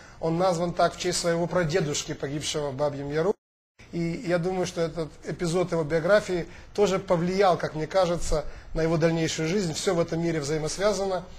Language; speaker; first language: Russian; native; Russian